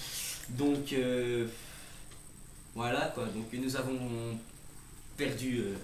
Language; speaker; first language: French; native; French